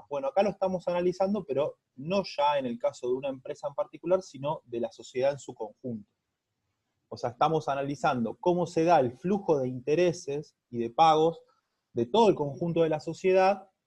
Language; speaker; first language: Spanish; native; Spanish